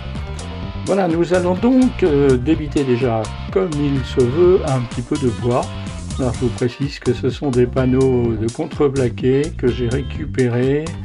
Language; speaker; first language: French; native; French